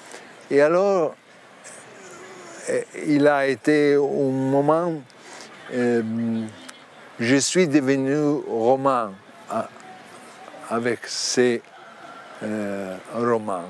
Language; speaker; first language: French; non-native, learner; Italian